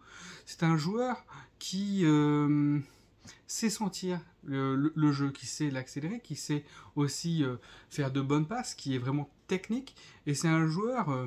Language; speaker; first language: French; native; French